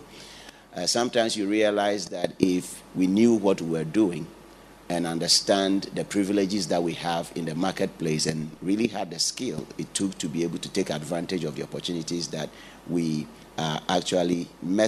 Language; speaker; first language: English; non-native, local second language; Akan